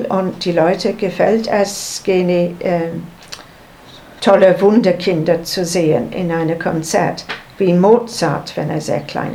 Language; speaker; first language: German; non-native, learner; English